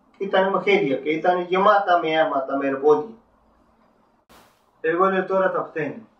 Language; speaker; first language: Greek; non-native, learner; Urdu